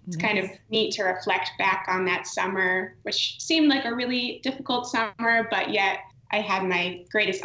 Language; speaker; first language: English; native; English